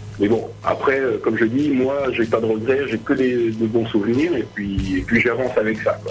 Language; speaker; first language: French; early bilingual, other home language; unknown